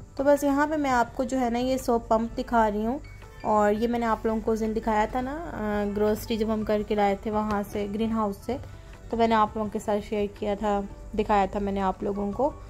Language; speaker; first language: Urdu; native; Urdu